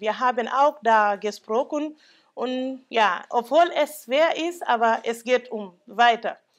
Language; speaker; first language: German; non-native, local second language; Mandingo